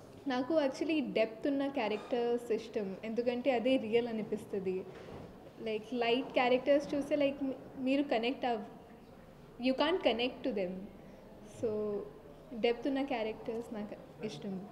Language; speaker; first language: Telugu; non-native, fluent; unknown